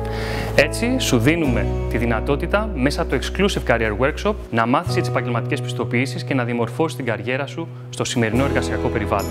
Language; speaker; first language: Greek; native; Greek